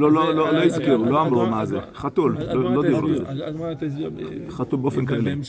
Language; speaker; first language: Hebrew; non-native, fluent; French